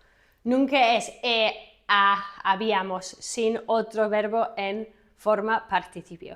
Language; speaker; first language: Spanish; non-native, fluent; English